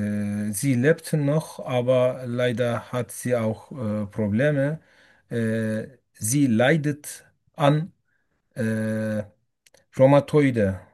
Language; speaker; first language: German; non-native, learner; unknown